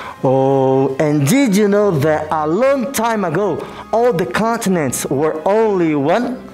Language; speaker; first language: English; non-native, fluent; Portuguese